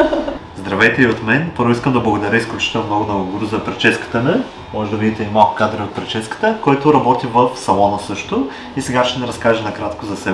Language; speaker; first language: Bulgarian; native; Bulgarian